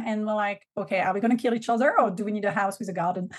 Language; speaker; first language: English; non-native, fluent; French